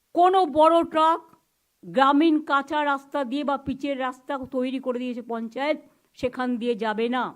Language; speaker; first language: Bangla; native; Bangla